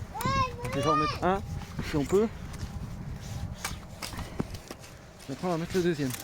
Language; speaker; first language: French; native; French